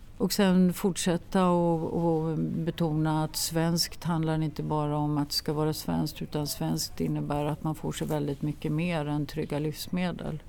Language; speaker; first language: Swedish; native; Swedish